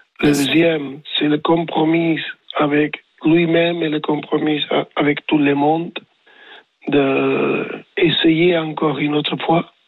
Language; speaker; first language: French; non-native, learner; Spanish